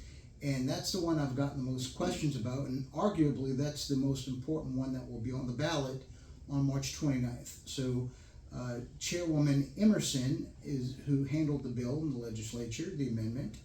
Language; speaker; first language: English; native; English